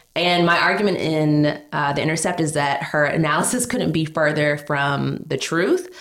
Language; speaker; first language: English; native; English